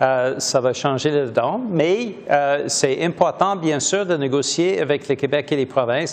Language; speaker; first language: French; native; French